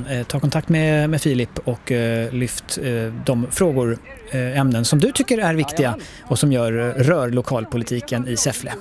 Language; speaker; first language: Swedish; native; Swedish